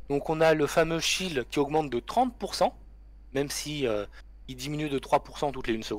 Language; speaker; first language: French; native; French